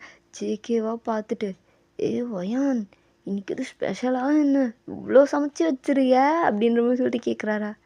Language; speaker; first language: Tamil; native; Tamil